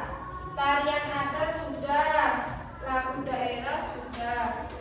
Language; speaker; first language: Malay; non-native, local second language; Javanese